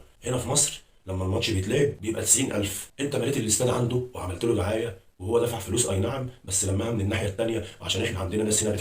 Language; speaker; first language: Arabic; native; Arabic